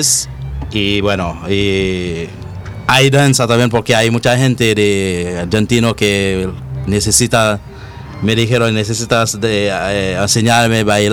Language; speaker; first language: Spanish; non-native, learner; Haitian Creole